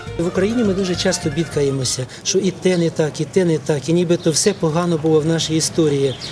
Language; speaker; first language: Ukrainian; native; Ukrainian